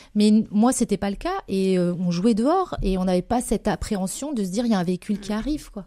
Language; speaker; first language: French; native; French